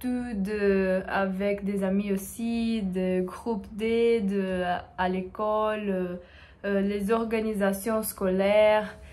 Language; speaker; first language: French; non-native, learner; Portuguese